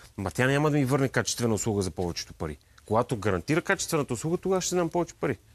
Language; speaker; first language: Bulgarian; native; Bulgarian